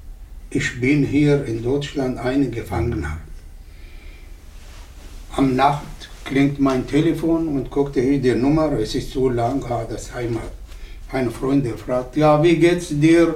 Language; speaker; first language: German; non-native, learner; Arabic